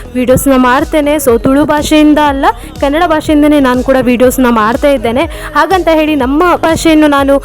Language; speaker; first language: Kannada; non-native, local second language; Tulu